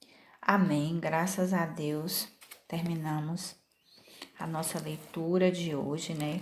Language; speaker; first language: Portuguese; native; Portuguese